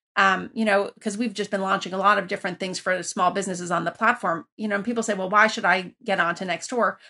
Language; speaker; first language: English; early bilingual, other home language; Persian